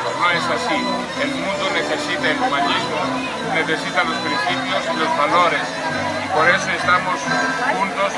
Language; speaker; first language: Spanish; non-native, fluent; Greek